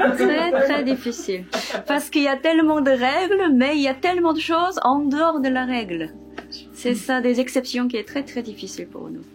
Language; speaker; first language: French; non-native, fluent; Korean